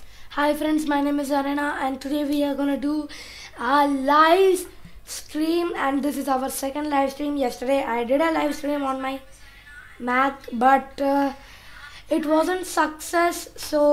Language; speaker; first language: English; non-native, local second language; Telugu